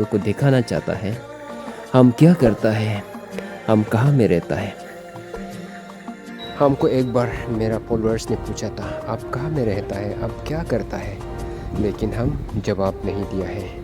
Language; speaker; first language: Hindi; non-native, local second language; Mising